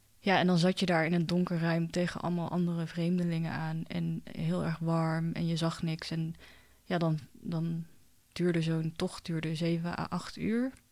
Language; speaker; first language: Dutch; early bilingual, other home language; Chinese